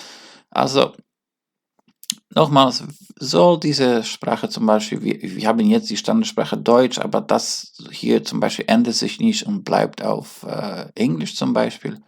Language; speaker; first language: German; non-native, learner; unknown